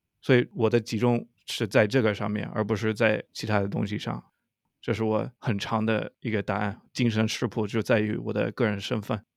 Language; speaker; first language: Chinese; non-native, fluent; English